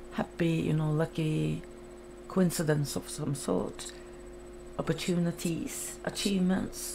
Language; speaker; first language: English; non-native, fluent; Norwegian